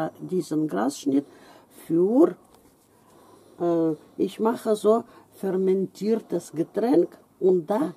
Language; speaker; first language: German; non-native, fluent; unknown